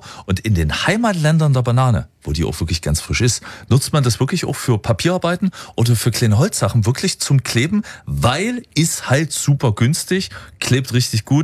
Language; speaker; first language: German; native; German